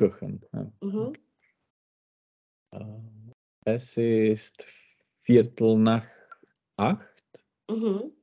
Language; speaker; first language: German; non-native, learner; Czech